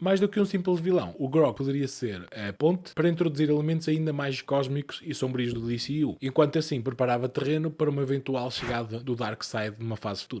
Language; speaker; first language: Portuguese; native; Portuguese